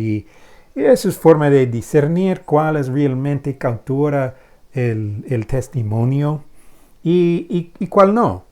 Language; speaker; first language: Spanish; non-native, fluent; English